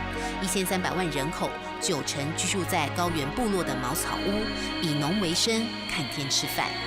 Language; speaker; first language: Chinese; native; Chinese